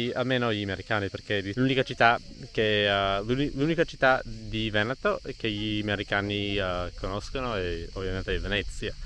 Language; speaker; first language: Italian; non-native, fluent; English